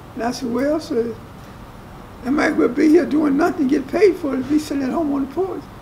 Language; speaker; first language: English; native; English